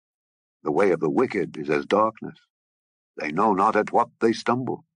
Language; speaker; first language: English; native; English